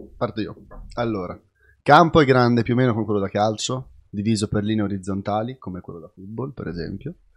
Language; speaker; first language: Italian; native; Italian